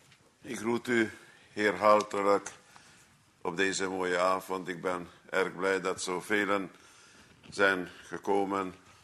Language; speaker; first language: Dutch; non-native, fluent; Hungarian